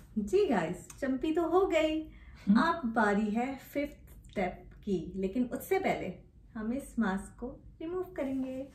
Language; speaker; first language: Urdu; native; Urdu